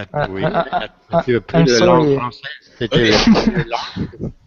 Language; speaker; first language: French; non-native, learner; English